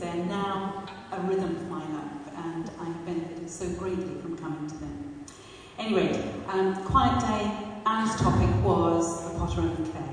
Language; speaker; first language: English; non-native, local second language; Urdu